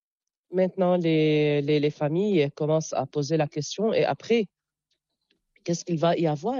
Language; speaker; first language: French; non-native, local second language; Arabic